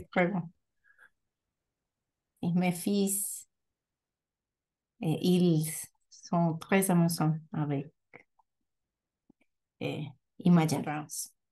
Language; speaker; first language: French; non-native, learner; Spanish